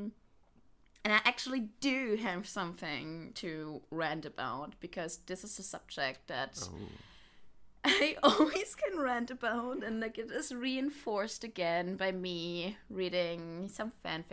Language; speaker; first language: English; non-native, fluent; German